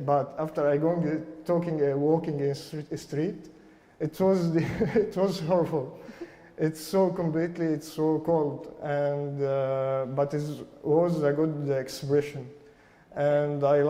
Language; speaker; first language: English; non-native, learner; Arabic